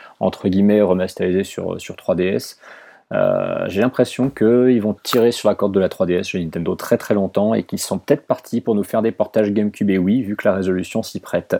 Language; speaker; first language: French; native; French